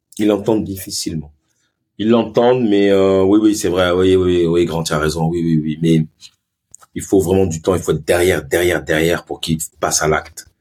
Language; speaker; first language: French; early bilingual, other home language; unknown